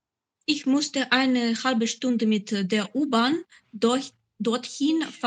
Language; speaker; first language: German; non-native, learner; Macedonian